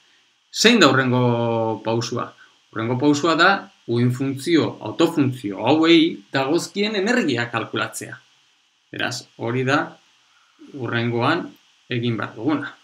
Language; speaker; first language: Basque; non-native, local second language; Spanish